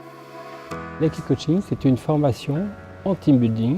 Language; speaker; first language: French; native; French